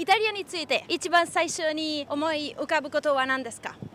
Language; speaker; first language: Japanese; non-native, fluent; Italian